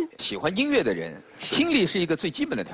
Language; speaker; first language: Chinese; native; Chinese